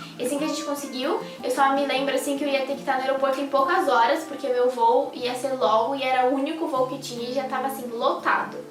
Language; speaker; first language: Portuguese; native; Portuguese